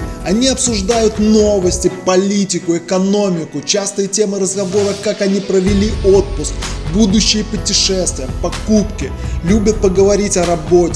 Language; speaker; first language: Russian; native; Russian